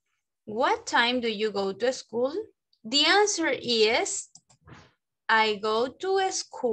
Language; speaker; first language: English; non-native, fluent; Spanish